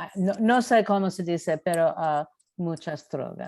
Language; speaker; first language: Spanish; non-native, learner; English